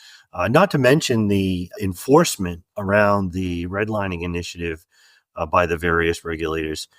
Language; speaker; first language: English; native; English